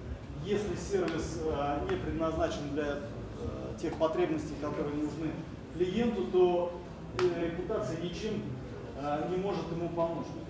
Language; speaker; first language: Russian; native; Russian